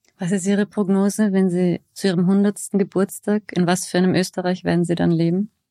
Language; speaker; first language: German; native; German